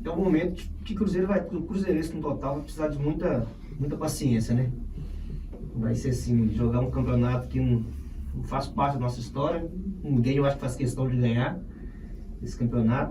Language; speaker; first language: Portuguese; native; Portuguese